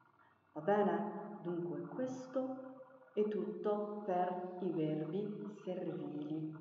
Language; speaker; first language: Italian; non-native, fluent; Arabic